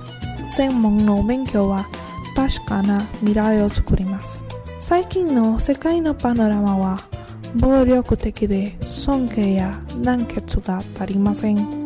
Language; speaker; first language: Japanese; non-native, learner; Spanish